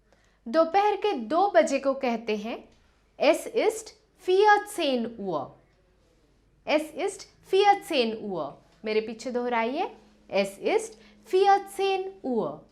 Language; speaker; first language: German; non-native, fluent; Hindi